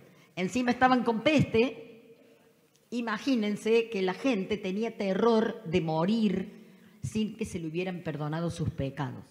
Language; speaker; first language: Spanish; native; Spanish